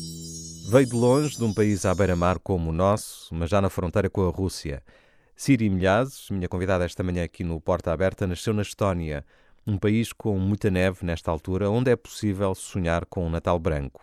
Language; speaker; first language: Portuguese; native; Portuguese